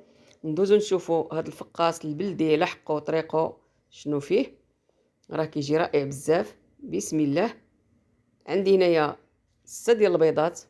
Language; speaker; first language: Arabic; native; Arabic